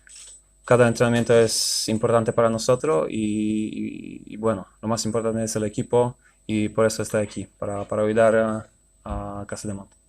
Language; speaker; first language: Spanish; non-native, fluent; Polish